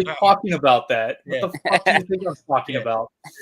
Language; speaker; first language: English; native; English